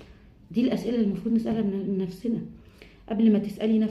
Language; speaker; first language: Arabic; native; Arabic